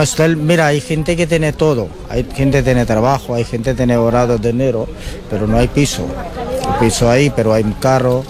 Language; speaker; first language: Spanish; non-native, learner; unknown